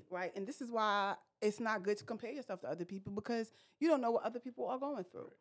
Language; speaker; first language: English; native; English